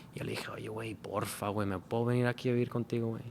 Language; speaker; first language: Spanish; early bilingual, heritage; Spanish